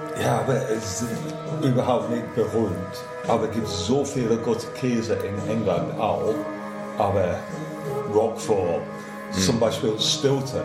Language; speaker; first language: German; non-native, fluent; English